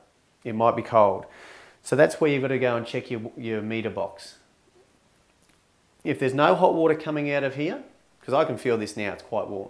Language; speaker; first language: English; native; English